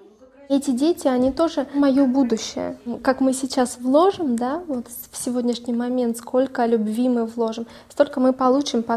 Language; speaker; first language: Russian; native; Russian